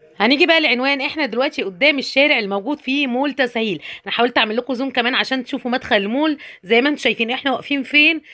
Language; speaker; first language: Arabic; native; Arabic